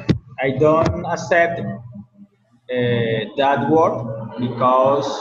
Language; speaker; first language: English; non-native, learner; Spanish